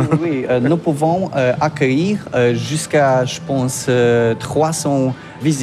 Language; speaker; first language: French; non-native, learner; Polish